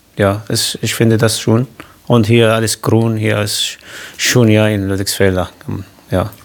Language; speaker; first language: German; non-native, learner; Kurdish